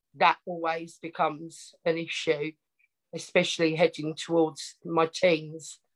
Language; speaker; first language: English; native; English